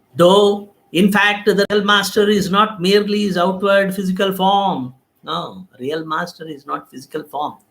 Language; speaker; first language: English; non-native, local second language; Telugu